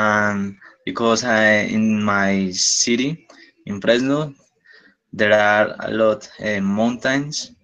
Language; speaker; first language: English; non-native, learner; Spanish